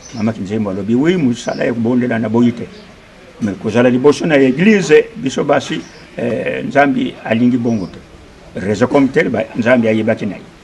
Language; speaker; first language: Lingala; non-native, local second language; Kongo